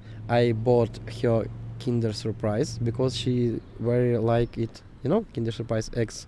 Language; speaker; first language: English; non-native, learner; Ukrainian